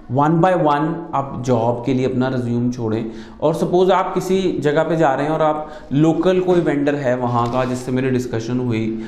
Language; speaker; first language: Hindi; non-native, local second language; Punjabi